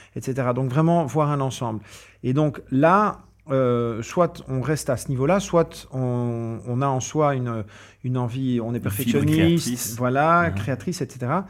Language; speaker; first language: French; non-native, fluent; English